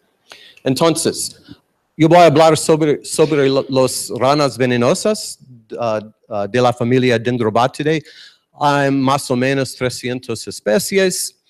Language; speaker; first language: Spanish; non-native, learner; English